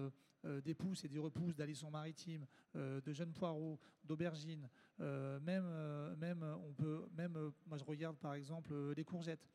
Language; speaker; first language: French; native; French